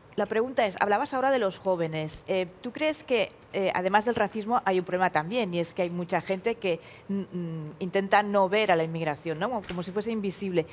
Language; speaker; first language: Spanish; non-native, local second language; Catalan